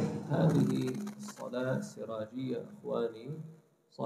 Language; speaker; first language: Arabic; native; Arabic